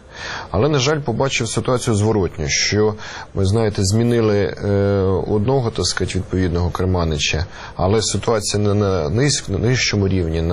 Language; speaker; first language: Ukrainian; native; Ukrainian